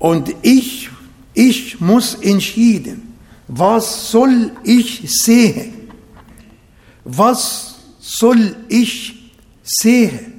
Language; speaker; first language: German; non-native, fluent; Arabic